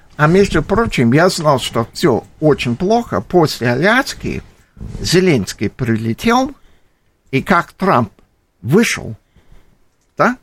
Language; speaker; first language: Russian; non-native, fluent; English